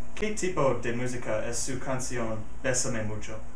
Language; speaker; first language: Spanish; non-native, learner; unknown